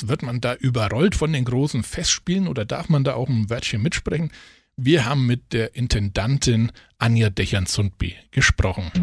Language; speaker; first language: German; native; German